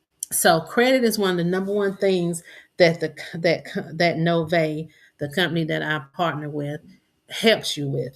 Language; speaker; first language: English; native; English